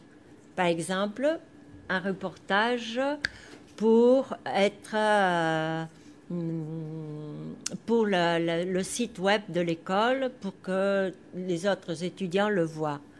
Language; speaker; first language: French; non-native, fluent; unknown